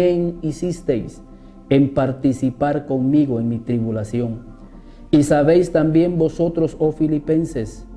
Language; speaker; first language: Spanish; native; Spanish